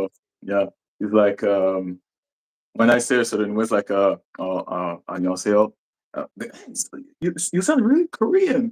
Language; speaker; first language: English; non-native, local second language; French